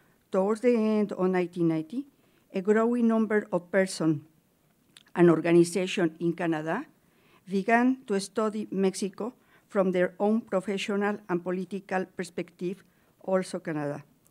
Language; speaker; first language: English; non-native, fluent; Spanish